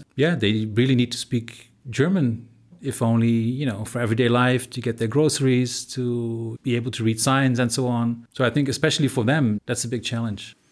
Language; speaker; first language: English; non-native, fluent; Dutch